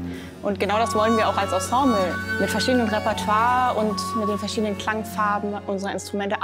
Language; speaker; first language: German; non-native, fluent; Spanish